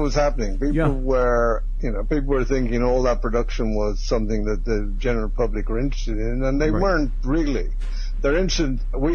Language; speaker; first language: English; native; English